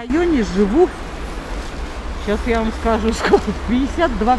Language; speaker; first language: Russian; early bilingual, other home language; Ukrainian